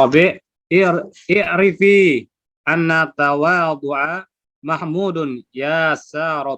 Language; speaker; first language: Arabic; non-native, learner; Indonesian